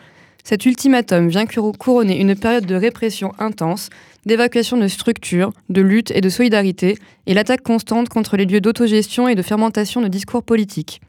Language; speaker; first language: French; native; French